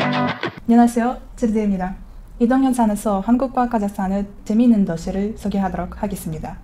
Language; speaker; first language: Korean; non-native, fluent; Kazakh